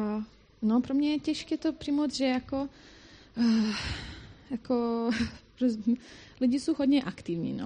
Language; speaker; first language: Czech; non-native, fluent; Croatian